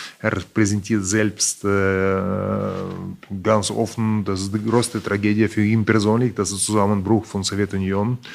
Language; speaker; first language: German; non-native, fluent; Russian